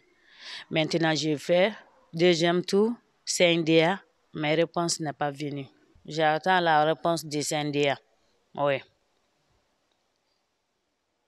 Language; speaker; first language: French; non-native, learner; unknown